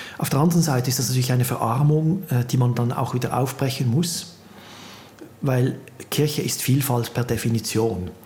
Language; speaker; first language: German; native; German